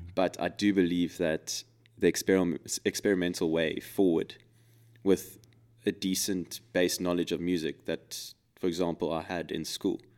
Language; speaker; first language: English; native; English